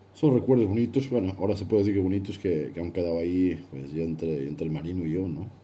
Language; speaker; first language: Spanish; early bilingual, other home language; Portuguese